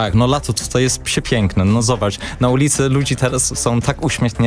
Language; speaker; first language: Polish; non-native, learner; English